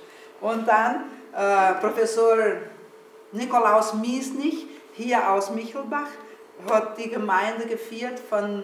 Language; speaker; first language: German; early bilingual, heritage; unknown